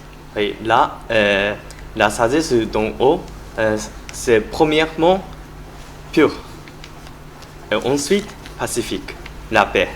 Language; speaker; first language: French; non-native, learner; Japanese